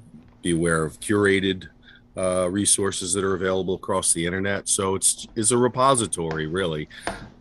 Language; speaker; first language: English; native; English